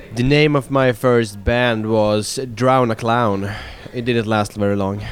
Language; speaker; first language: English; non-native, fluent; Swedish